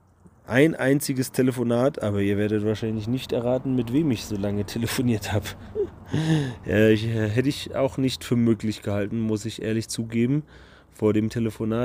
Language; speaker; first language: German; native; German